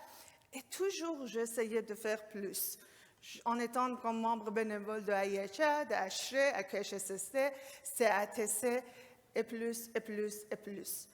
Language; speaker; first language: French; non-native, learner; Persian